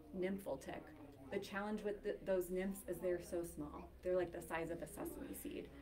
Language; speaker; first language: English; native; English